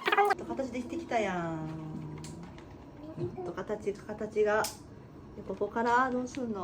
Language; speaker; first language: Japanese; native; Japanese